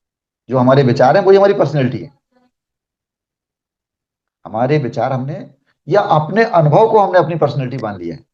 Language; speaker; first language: Hindi; native; Hindi